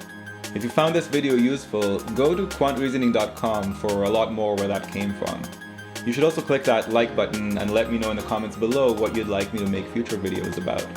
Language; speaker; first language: English; native; English